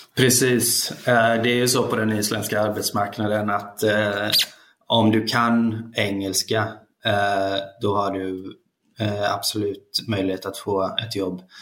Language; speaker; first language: Swedish; early bilingual, other home language; Icelandic